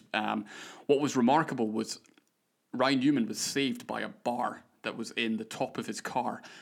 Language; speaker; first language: English; native; English